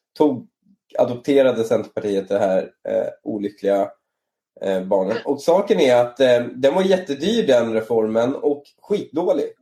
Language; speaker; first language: Swedish; early bilingual, other home language; Persian